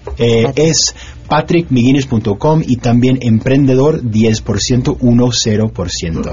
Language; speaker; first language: Spanish; non-native, fluent; English